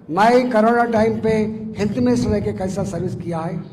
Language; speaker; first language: Hindi; non-native, local second language; Telugu